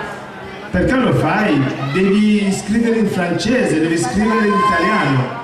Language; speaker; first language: Italian; non-native, fluent; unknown